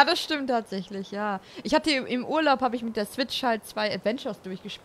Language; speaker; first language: German; native; German